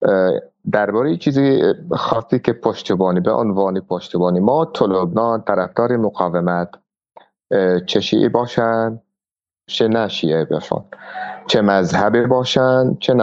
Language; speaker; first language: Persian; non-native, fluent; Arabic